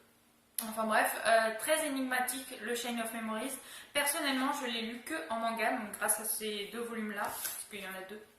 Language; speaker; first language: French; native; French